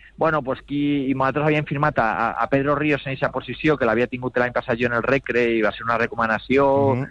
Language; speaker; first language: Catalan; native; Catalan